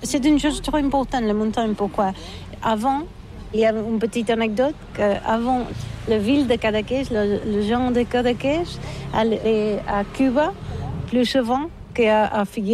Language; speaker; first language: French; non-native, learner; Catalan